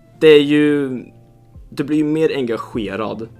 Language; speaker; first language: Swedish; early bilingual, other home language; Lithuanian